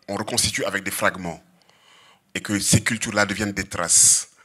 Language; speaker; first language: French; non-native, local second language; Serer